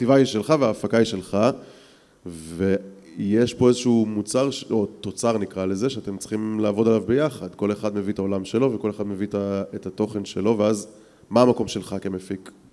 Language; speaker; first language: Hebrew; native; Hebrew